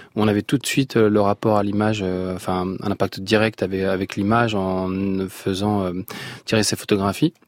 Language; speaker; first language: French; non-native, local second language; Arabic